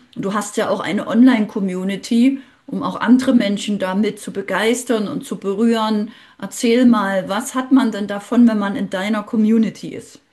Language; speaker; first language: German; native; German